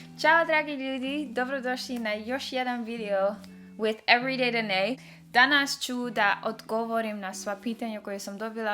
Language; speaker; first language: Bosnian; early bilingual, heritage; Dutch